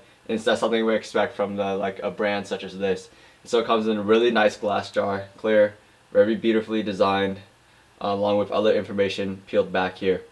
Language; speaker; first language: English; native; English